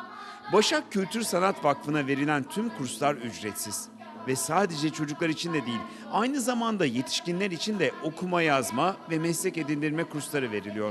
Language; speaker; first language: Turkish; native; Turkish